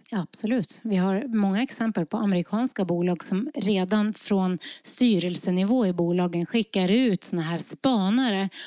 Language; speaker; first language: Swedish; early bilingual, other home language; Norwegian